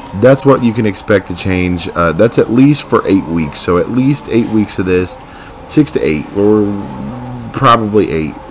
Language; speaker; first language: English; native; English